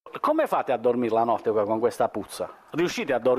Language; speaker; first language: Italian; native; Italian